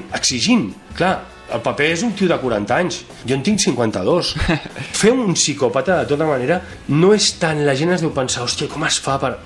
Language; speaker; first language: Catalan; native; Catalan